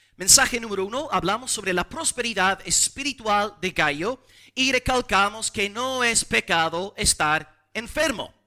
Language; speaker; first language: Spanish; non-native, fluent; English